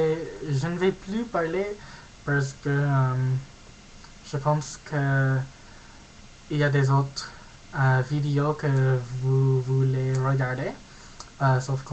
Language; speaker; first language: French; non-native, learner; English